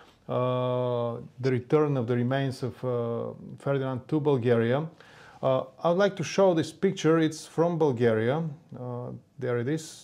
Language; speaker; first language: English; non-native, fluent; Bulgarian